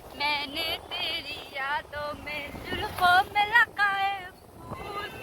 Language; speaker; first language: Hindi; native; Hindi